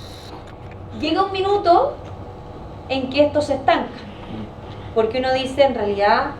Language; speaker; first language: Spanish; native; Spanish